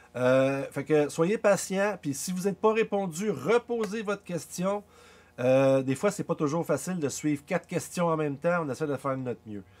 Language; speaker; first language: French; native; French